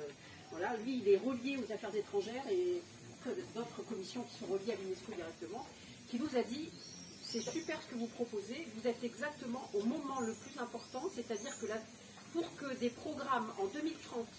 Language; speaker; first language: French; native; French